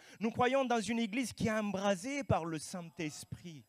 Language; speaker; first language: French; native; French